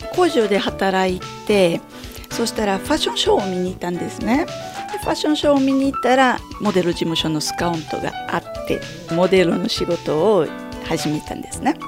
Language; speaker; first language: Japanese; non-native, fluent; Portuguese